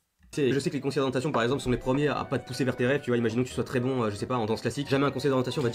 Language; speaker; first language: French; native; French